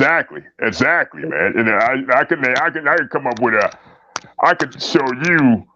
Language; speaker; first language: English; native; English